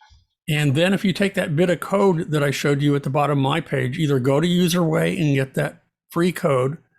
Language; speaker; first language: English; native; English